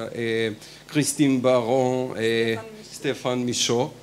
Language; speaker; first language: French; non-native, fluent; Macedonian